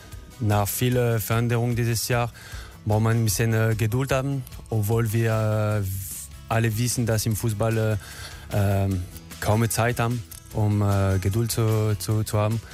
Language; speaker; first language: German; non-native, learner; French